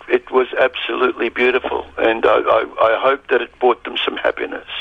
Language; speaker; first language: English; early bilingual, other home language; Italian